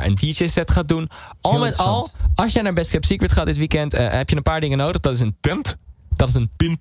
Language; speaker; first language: Dutch; native; Dutch